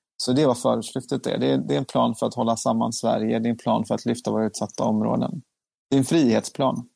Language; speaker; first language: Swedish; native; Swedish